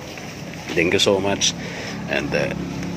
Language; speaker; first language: Filipino; native; Filipino